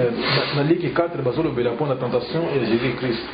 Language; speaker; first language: Russian; non-native, learner; French